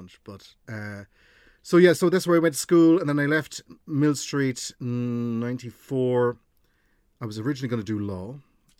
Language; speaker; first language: English; native; English